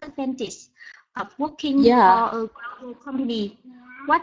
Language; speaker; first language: English; non-native, learner; Vietnamese